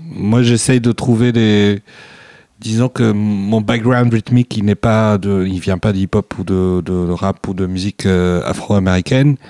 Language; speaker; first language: French; non-native, local second language; Arabic